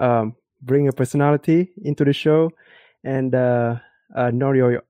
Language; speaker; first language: English; non-native, local second language; Malay